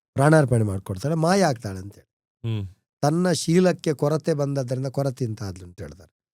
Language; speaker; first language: Kannada; non-native, local second language; Tulu